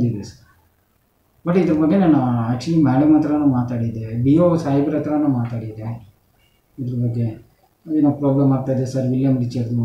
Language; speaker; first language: Kannada; non-native, local second language; Tamil